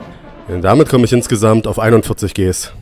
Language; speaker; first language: German; native; German